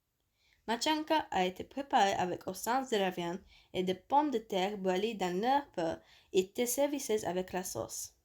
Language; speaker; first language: French; non-native, learner; Slovak